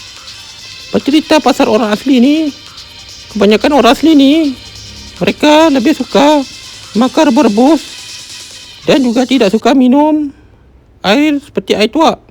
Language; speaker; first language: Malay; non-native, local second language; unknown